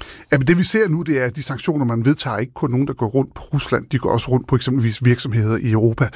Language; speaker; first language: Danish; native; Danish